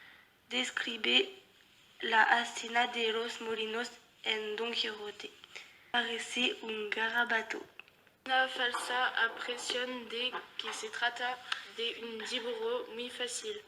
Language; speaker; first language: Spanish; non-native, learner; French